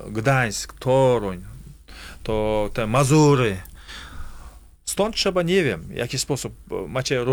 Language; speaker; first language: Polish; non-native, fluent; Kazakh